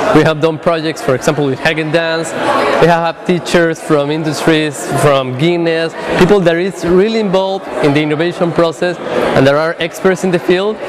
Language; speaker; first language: English; non-native, fluent; Spanish